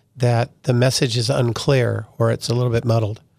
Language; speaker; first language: English; early bilingual, other home language; Italian